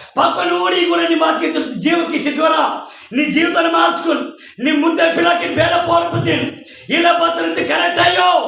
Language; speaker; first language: Telugu; non-native, local second language; Koya